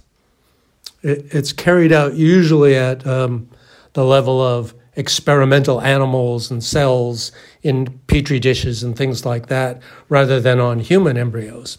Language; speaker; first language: English; native; English